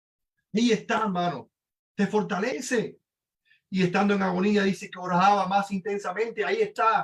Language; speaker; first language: Spanish; native; Spanish